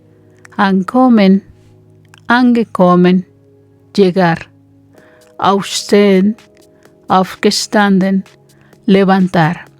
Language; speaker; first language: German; non-native, fluent; Spanish